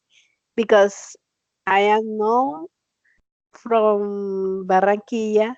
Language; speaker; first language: English; non-native, learner; Spanish